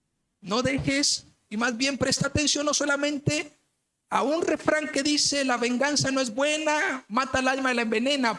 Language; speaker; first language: Spanish; native; Spanish